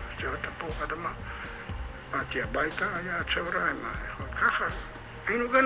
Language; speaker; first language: Hebrew; non-native, fluent; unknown